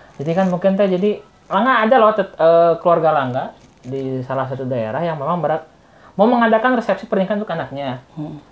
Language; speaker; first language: Indonesian; non-native, local second language; Sundanese